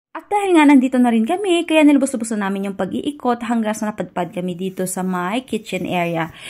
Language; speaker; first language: Filipino; non-native, local second language; Hiligaynon